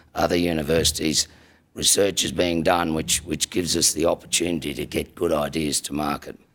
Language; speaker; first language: English; native; English